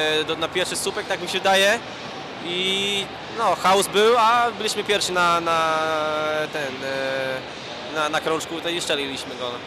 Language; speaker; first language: Polish; early bilingual, heritage; Polish